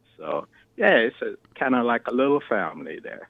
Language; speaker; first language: English; native; English